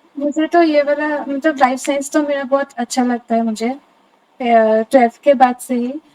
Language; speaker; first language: Hindi; non-native, local second language; Assamese